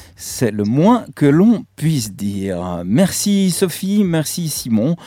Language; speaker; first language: French; native; French